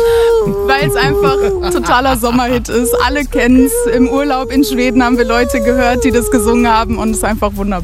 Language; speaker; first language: German; native; German